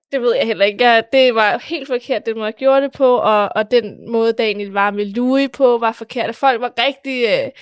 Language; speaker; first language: Danish; early bilingual, other home language; Spanish